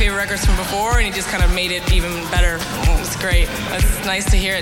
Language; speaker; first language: English; native; English